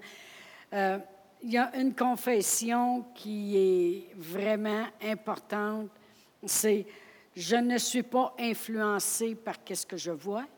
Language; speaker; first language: French; native; French